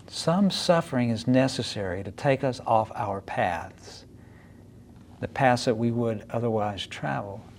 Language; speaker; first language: English; native; English